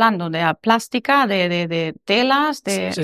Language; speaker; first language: Spanish; non-native, learner; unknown